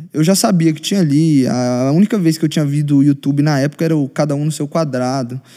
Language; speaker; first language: Portuguese; native; Portuguese